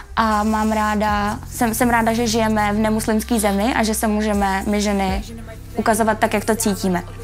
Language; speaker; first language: Czech; native; Czech